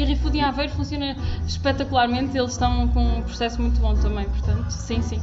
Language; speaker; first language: Portuguese; native; Portuguese